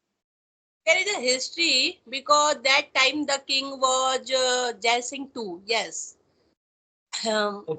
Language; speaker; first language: English; non-native, local second language; Hindi